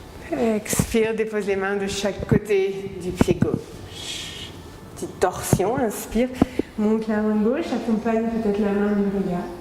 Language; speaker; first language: French; native; French